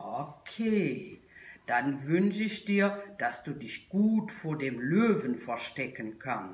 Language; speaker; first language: German; native; German